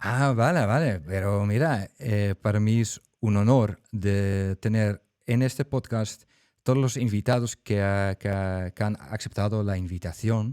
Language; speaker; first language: Spanish; non-native, fluent; Dutch